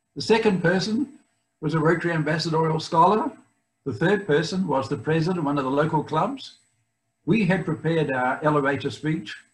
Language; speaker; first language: English; native; English